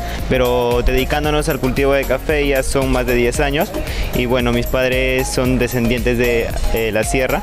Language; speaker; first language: Spanish; native; Spanish